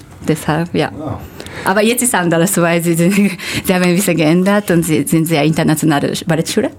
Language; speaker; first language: German; non-native, fluent; Japanese